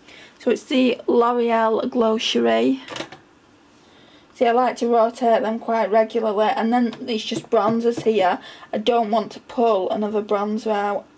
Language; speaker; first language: English; native; English